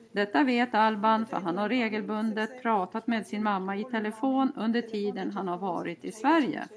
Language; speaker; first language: Swedish; native; Swedish